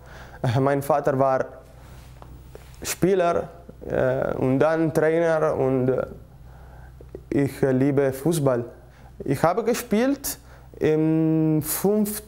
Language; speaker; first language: German; non-native, learner; Italian